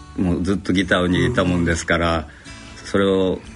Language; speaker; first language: Japanese; native; Japanese